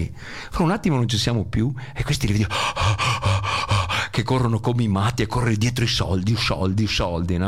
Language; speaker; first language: Italian; native; Italian